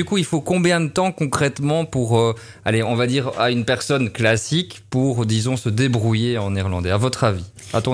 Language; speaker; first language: French; native; French